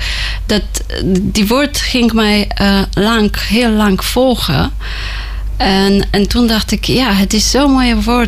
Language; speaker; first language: Dutch; non-native, learner; Polish